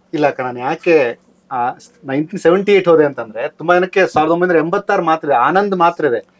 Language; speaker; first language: Kannada; native; Kannada